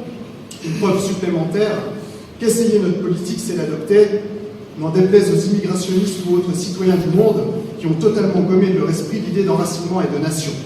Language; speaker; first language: French; native; French